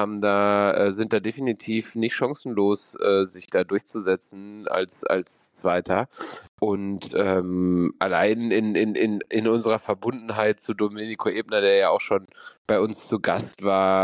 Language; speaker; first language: German; native; German